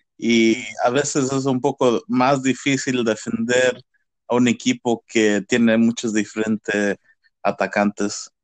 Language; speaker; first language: Spanish; early bilingual, heritage; Spanish